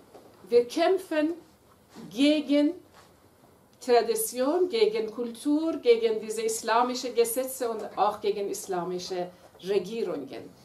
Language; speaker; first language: German; non-native, fluent; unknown